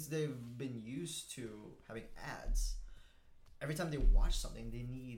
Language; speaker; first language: English; non-native, local second language; Filipino